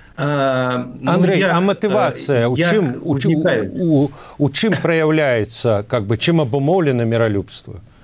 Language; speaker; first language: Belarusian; non-native, local second language; Russian